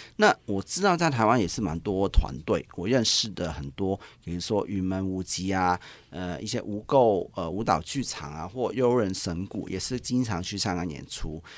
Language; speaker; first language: Chinese; non-native, local second language; Cantonese